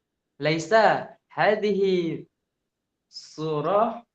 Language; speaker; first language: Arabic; non-native, learner; Indonesian